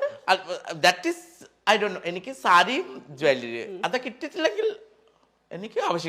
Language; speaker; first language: Malayalam; non-native, local second language; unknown